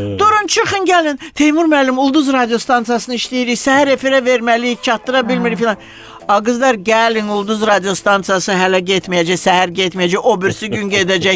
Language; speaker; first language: Azerbaijani; non-native, local second language; Russian